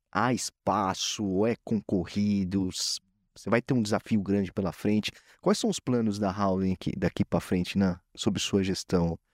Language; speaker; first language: Portuguese; native; Portuguese